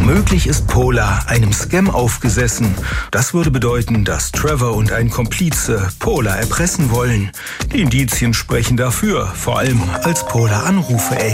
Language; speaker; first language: German; native; German